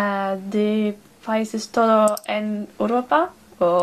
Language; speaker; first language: Spanish; non-native, learner; English